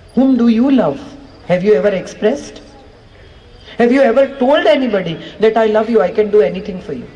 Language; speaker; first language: English; non-native, local second language; Gujarati